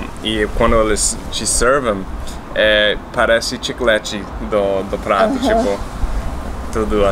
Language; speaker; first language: Portuguese; non-native, fluent; English